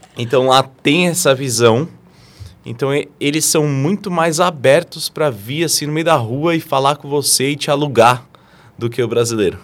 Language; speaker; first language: Portuguese; native; Portuguese